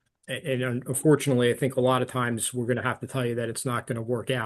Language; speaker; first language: English; native; English